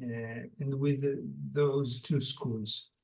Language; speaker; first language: English; non-native, learner; Italian